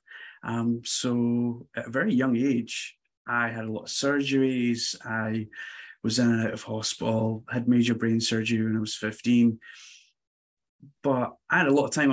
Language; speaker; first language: English; native; English